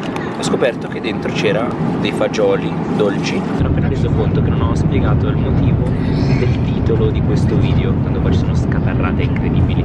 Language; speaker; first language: Italian; native; Italian